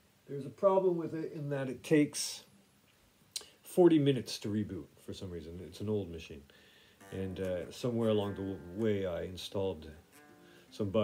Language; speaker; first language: English; native; English